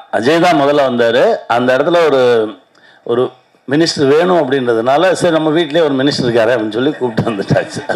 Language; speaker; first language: Tamil; native; Tamil